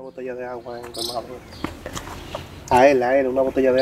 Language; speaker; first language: Spanish; native; Spanish